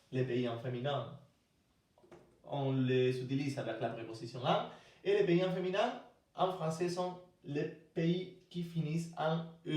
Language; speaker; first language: French; non-native, fluent; Spanish